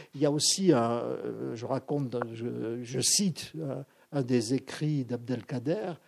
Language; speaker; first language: French; native; French